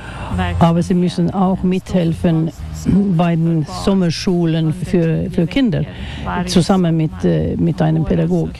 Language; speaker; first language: German; non-native, fluent; Swedish